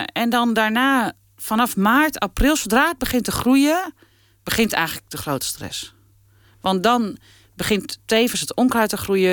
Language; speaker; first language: Dutch; native; Dutch